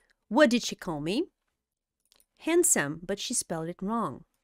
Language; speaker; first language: English; non-native, fluent; Russian